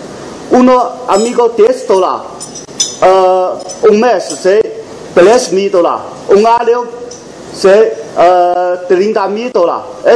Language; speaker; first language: Spanish; non-native, learner; Chinese